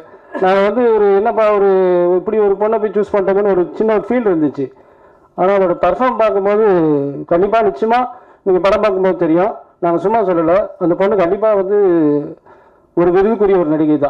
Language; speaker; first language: Tamil; native; Tamil